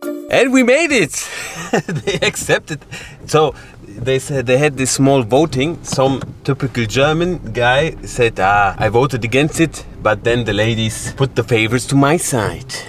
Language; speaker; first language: English; non-native, fluent; German